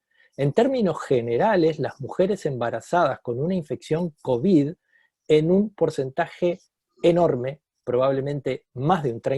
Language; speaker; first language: Spanish; native; Spanish